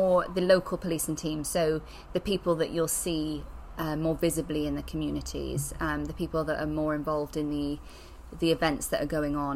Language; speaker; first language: English; native; English